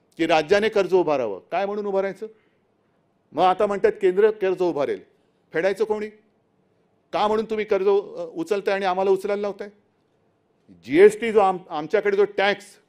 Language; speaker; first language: Marathi; native; Marathi